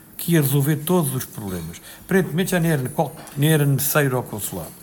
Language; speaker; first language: Portuguese; native; Portuguese